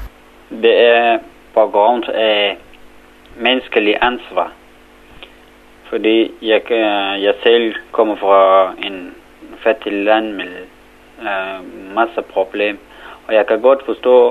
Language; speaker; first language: Danish; non-native, learner; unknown